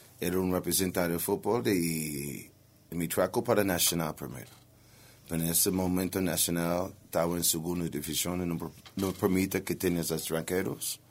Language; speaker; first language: Spanish; non-native, learner; English